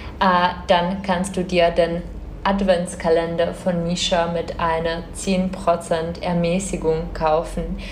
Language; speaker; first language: German; non-native, fluent; Czech